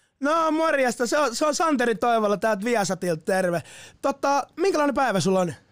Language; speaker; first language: Finnish; native; Finnish